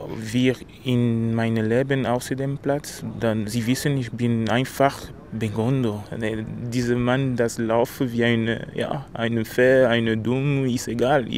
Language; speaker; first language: German; non-native, learner; French